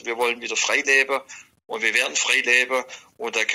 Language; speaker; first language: German; native; German